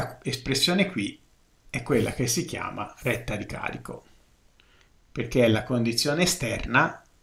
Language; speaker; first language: Italian; native; Italian